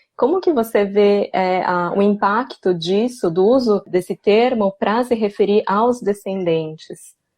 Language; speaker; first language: Portuguese; native; Portuguese